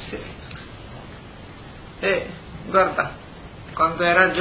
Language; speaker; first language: Italian; early bilingual, heritage; Italian